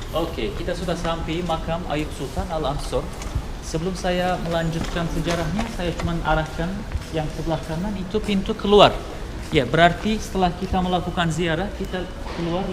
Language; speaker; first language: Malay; non-native, fluent; Turkish